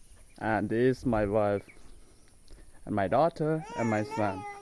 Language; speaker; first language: English; non-native, learner; Hmong